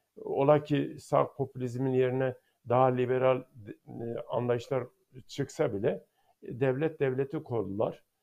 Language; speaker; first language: Turkish; non-native, local second language; Zaza